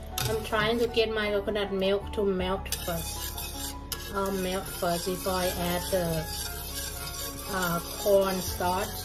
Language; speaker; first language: English; non-native, fluent; Thai